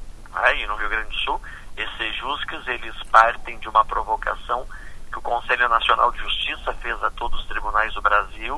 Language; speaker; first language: Portuguese; native; Portuguese